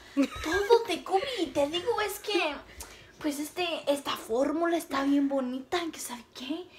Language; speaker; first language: Spanish; early bilingual, other home language; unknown